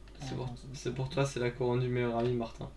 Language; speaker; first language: French; native; French